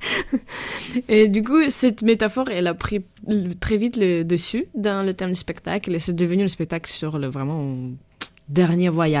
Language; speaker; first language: French; non-native, fluent; Russian